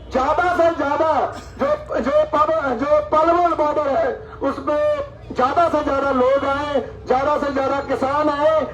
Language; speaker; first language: Hindi; native; Hindi